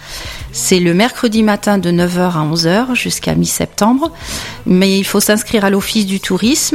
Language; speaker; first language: French; native; French